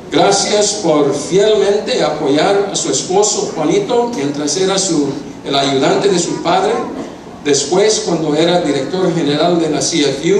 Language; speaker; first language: Spanish; non-native, fluent; English